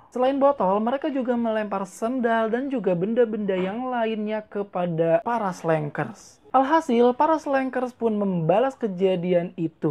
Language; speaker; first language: Indonesian; native; Indonesian